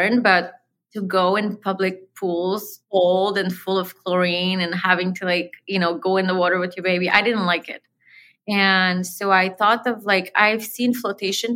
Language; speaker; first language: English; non-native, fluent; French